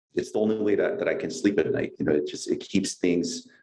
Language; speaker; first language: English; native; English